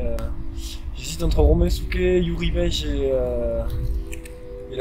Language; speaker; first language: French; native; French